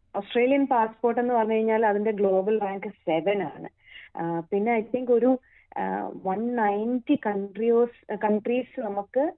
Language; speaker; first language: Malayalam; native; Malayalam